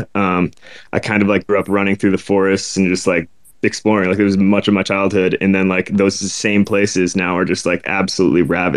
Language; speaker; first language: English; native; English